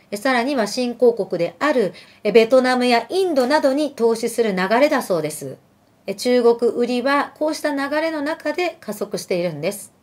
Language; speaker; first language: Japanese; early bilingual, other home language; Arabic